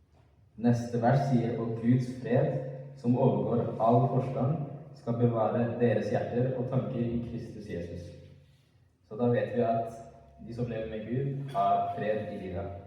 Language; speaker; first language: Norwegian; early bilingual, other home language; Amharic